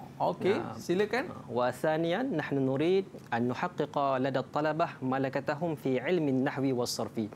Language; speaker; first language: Arabic; non-native, fluent; Malay